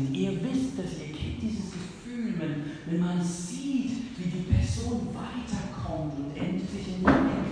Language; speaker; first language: German; non-native, fluent; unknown